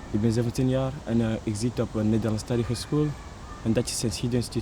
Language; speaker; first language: Dutch; non-native, learner; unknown